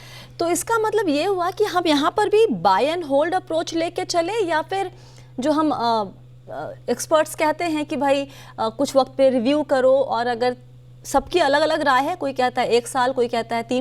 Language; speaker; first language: Hindi; native; Hindi